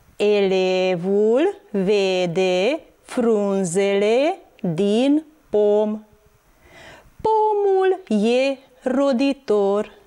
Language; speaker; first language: Romanian; non-native, local second language; Hungarian